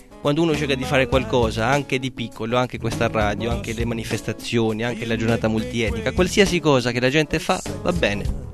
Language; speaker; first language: Italian; non-native, fluent; Albanian